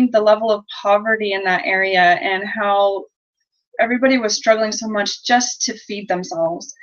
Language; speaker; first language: English; native; English